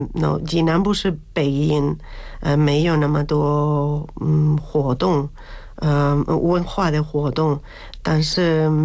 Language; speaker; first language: Chinese; non-native, fluent; Spanish